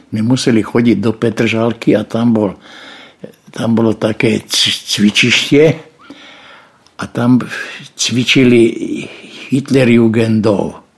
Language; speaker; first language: Slovak; non-native, local second language; Hungarian